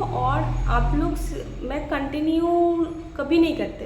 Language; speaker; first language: Hindi; non-native, local second language; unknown